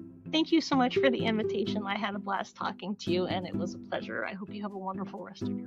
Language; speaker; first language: English; native; English